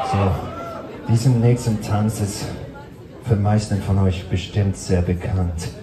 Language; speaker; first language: German; non-native, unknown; Swedish